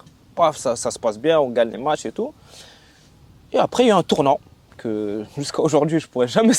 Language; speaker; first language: French; native; French